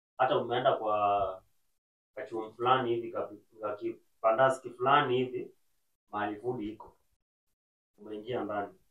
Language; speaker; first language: Swahili; native; Swahili